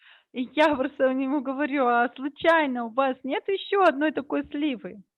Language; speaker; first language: Russian; native; Russian